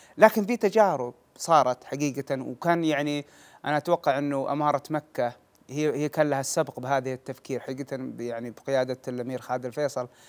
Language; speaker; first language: Arabic; native; Arabic